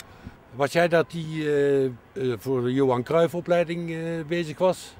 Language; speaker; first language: Dutch; native; Dutch